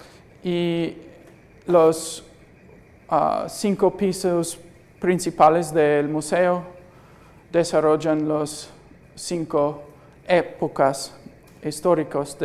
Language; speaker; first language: Spanish; non-native, fluent; English